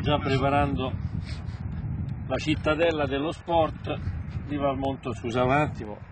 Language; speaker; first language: Italian; native; Italian